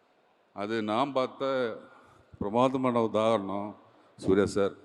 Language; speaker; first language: Tamil; non-native, learner; Malayalam